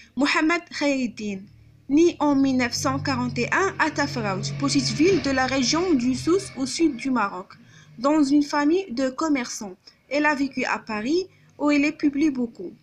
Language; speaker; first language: French; non-native, local second language; Arabic